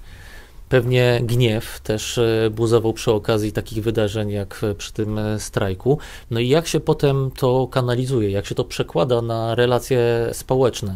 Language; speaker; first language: Polish; native; Polish